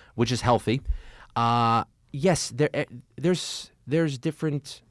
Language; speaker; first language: English; native; English